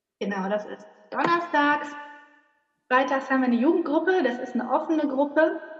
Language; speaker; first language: German; native; German